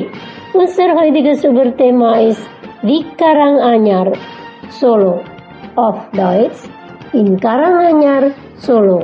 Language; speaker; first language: German; non-native, fluent; Indonesian